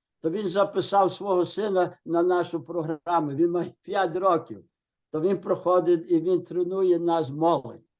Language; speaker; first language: Ukrainian; early bilingual, heritage; Ukrainian